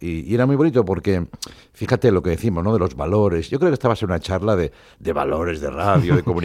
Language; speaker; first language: Spanish; non-native, local second language; Catalan